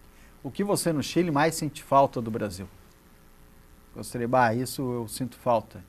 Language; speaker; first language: Portuguese; native; Portuguese